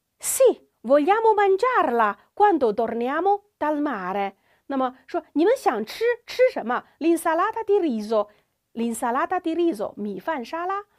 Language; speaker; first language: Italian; non-native, fluent; Chinese